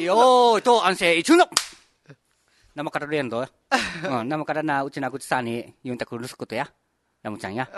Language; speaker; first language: Japanese; native; Japanese